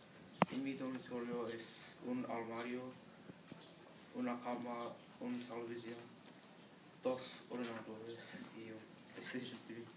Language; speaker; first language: Spanish; non-native, learner; English